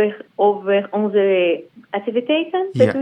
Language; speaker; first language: Dutch; non-native, learner; Portuguese